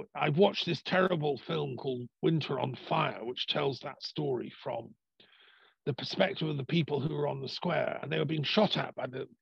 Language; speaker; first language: English; native; English